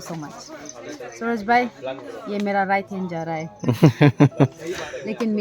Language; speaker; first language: Hindi; non-native, local second language; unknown